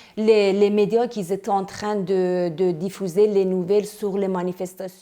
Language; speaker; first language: French; non-native, fluent; Persian